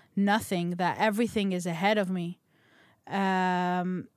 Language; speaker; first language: English; non-native, local second language; Hebrew